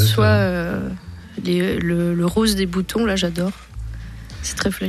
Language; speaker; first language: French; native; French